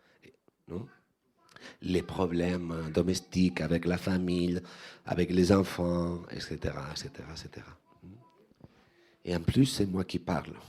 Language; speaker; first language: French; non-native, fluent; Spanish